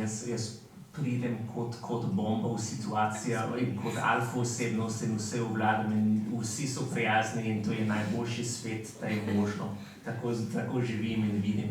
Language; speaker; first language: Slovenian; non-native, fluent; English